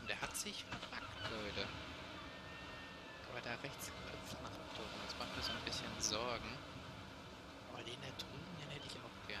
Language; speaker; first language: German; native; German